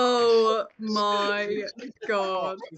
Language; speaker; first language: English; native; English